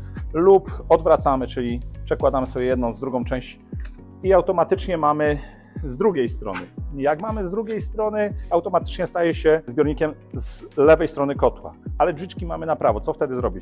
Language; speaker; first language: Polish; native; Polish